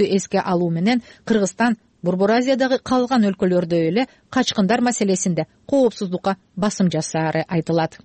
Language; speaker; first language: Kyrgyz; native; Kyrgyz